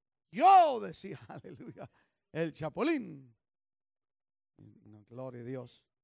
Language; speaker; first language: Spanish; early bilingual, heritage; Spanish